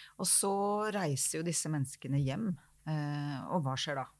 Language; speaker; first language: Norwegian; native; Norwegian